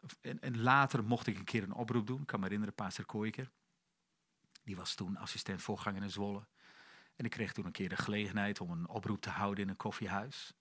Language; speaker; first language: Dutch; native; Dutch